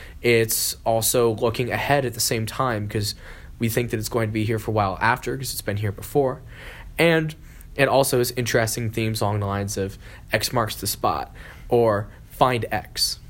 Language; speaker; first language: English; native; English